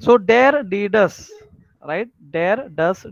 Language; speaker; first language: German; non-native, learner; Marathi